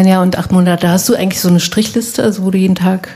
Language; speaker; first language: German; native; German